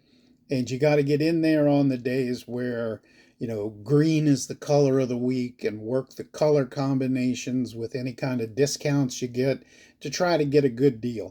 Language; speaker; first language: English; native; English